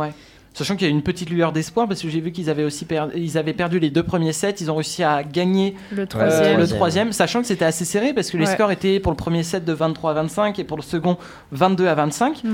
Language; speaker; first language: French; native; French